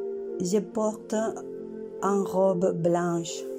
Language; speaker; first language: French; non-native, learner; Spanish